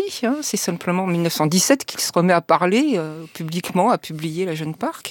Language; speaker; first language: French; native; French